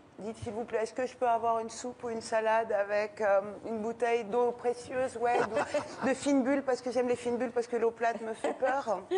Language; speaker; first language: French; early bilingual, other home language; Persian